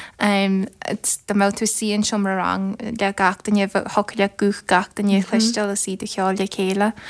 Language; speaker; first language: Irish; native; Irish